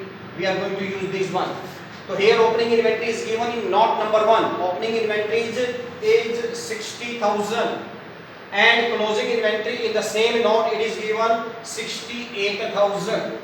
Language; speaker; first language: English; non-native, local second language; Hindi